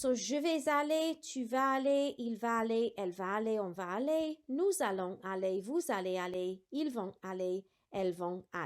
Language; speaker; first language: French; non-native, fluent; Welsh